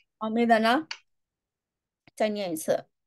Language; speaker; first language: Chinese; native; Chinese